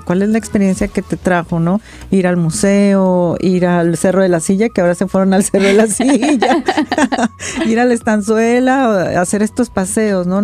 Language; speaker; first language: Spanish; native; Spanish